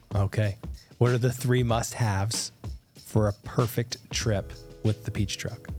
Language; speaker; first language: English; native; English